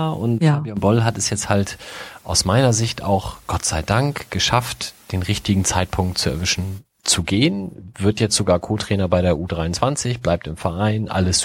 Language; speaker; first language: German; native; German